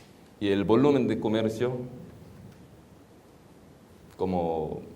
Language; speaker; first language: Spanish; non-native, fluent; Korean